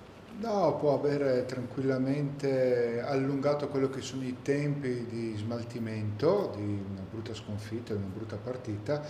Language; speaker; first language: Italian; native; Italian